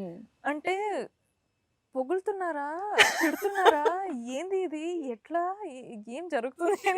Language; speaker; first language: Telugu; non-native, local second language; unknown